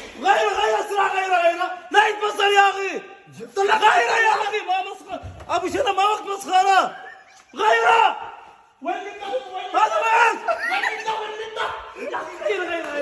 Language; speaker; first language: Arabic; native; Arabic